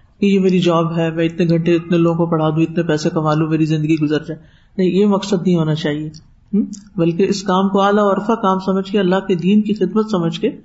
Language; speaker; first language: Urdu; native; Urdu